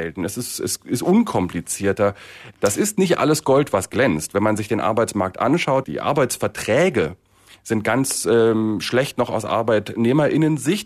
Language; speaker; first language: German; native; German